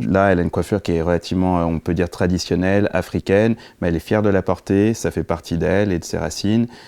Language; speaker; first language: French; native; French